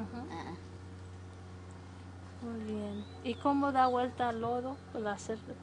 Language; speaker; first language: Spanish; non-native, fluent; English